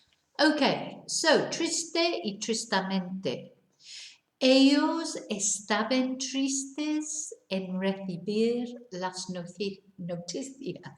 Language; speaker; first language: Spanish; non-native, fluent; English